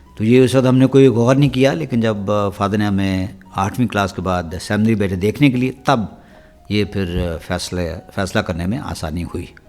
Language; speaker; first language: Urdu; non-native, local second language; Punjabi